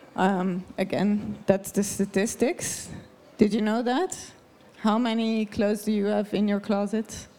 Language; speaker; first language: English; non-native, fluent; Dutch